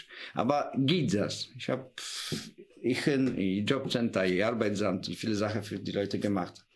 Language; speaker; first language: German; non-native, learner; Polish